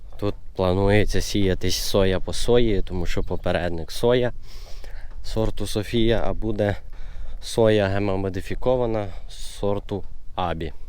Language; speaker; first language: Ukrainian; native; Ukrainian